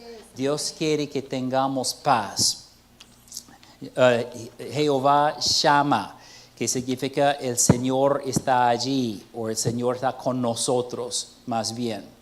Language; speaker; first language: Spanish; non-native, fluent; English